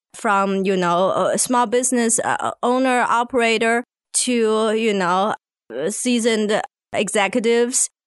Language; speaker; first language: English; non-native, fluent; Chinese